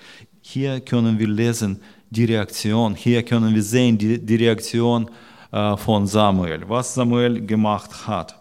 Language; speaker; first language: German; non-native, learner; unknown